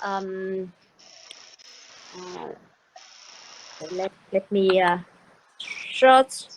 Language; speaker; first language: English; non-native, learner; Vietnamese